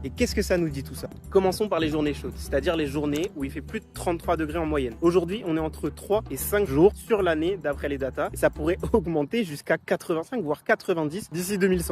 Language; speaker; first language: French; native; French